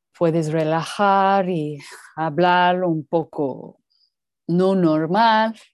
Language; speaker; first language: Spanish; non-native, learner; English